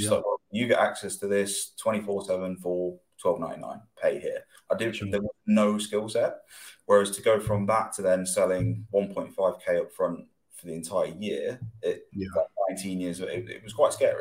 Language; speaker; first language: English; native; English